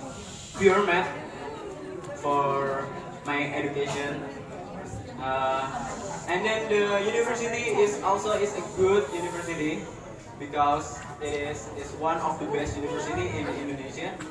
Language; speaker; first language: English; non-native, learner; Indonesian